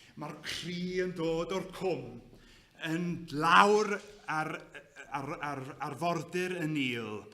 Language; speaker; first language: Welsh; native; Welsh